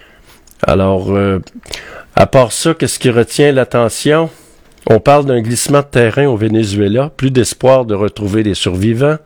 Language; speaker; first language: French; native; French